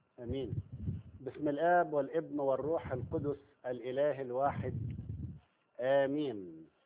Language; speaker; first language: Arabic; native; Arabic